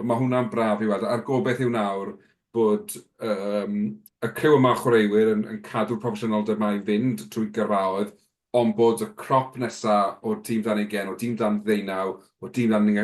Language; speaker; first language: Welsh; native; Welsh